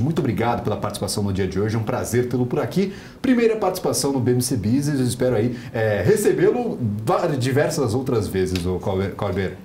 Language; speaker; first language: Portuguese; native; Portuguese